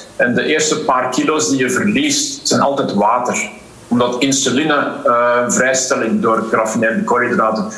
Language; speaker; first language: Dutch; native; Dutch